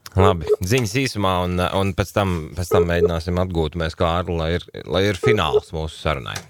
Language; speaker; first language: Latvian; native; Latvian